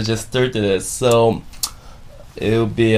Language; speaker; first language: English; non-native, fluent; Japanese